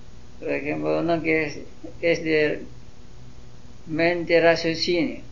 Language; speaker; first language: Spanish; non-native, learner; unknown